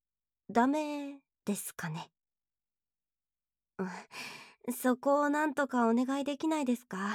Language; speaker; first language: Japanese; native; Japanese